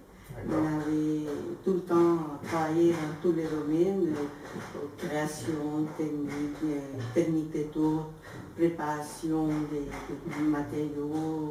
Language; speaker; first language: French; non-native, fluent; Spanish